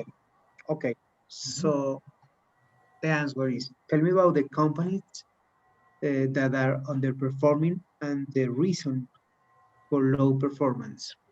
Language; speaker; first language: English; non-native, learner; Spanish